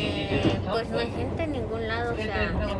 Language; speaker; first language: Spanish; native; Spanish